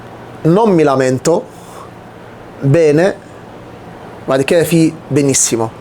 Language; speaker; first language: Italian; non-native, fluent; Arabic